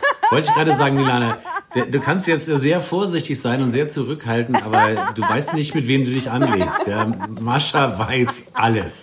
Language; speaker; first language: German; native; German